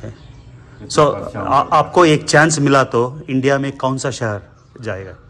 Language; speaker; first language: Hindi; non-native, learner; Telugu